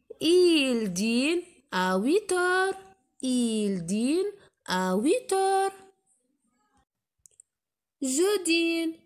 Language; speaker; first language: French; non-native, local second language; Arabic